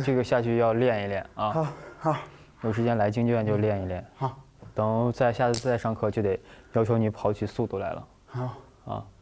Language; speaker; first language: Chinese; native; Chinese